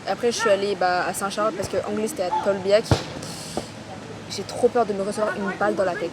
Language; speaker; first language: French; native; French